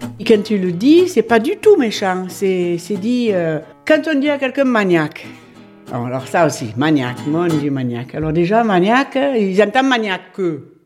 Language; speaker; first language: French; native; French